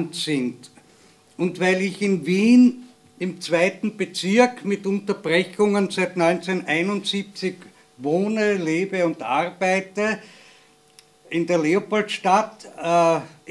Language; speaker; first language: German; native; German